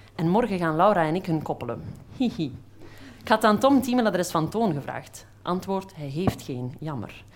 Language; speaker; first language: Dutch; native; Dutch